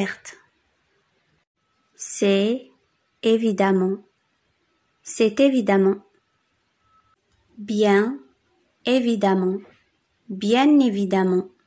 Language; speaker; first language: French; non-native, fluent; Arabic